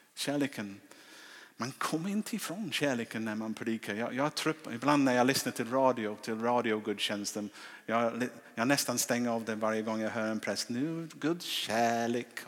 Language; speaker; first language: Swedish; non-native, fluent; English